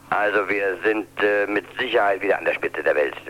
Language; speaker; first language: German; native; German